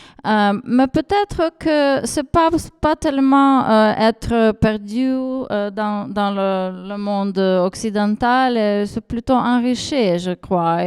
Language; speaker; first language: French; non-native, fluent; Ukrainian